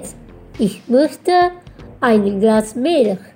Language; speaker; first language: German; non-native, fluent; Indonesian